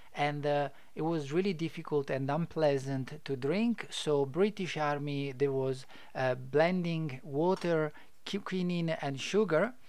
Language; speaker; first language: English; non-native, fluent; Italian